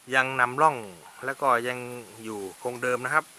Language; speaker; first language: Thai; native; Thai